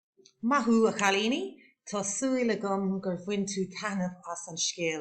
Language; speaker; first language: Irish; non-native, local second language; English